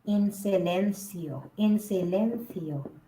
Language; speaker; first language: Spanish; non-native, learner; Filipino